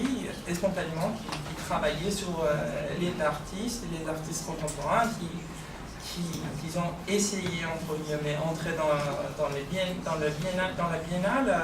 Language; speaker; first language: French; non-native, fluent; Persian